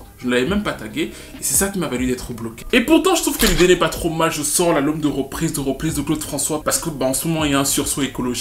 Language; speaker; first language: French; native; French